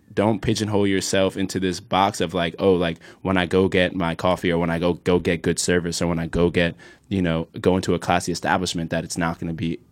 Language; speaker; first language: English; native; English